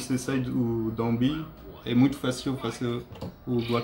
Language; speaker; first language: Portuguese; non-native, learner; French